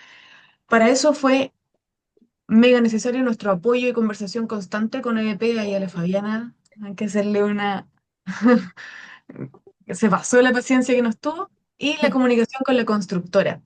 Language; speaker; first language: Spanish; native; Spanish